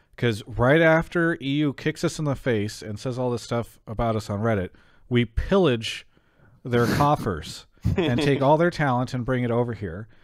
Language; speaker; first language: English; native; English